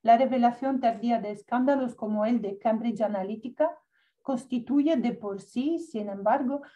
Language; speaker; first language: Spanish; non-native, learner; Italian